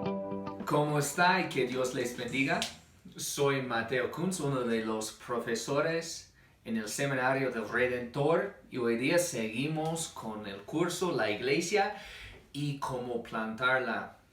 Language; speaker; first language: Spanish; non-native, fluent; English